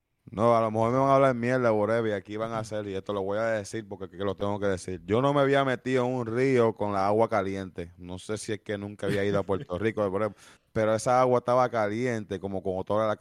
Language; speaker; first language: Spanish; early bilingual, heritage; Spanish